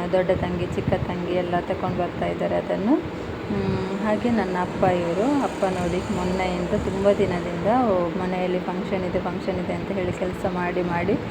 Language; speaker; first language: Kannada; non-native, local second language; Konkani